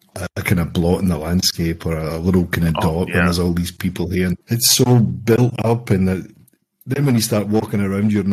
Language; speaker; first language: English; native; English